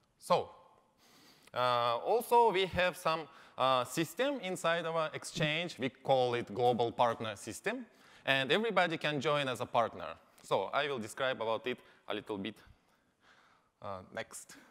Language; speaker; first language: English; non-native, learner; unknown